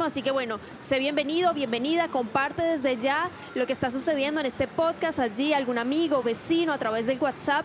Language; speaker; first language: Spanish; native; Spanish